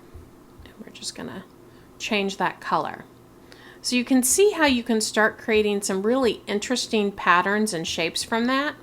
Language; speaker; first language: English; native; English